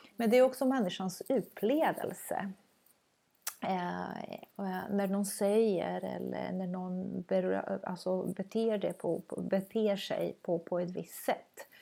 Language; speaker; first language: Swedish; non-native, fluent; Croatian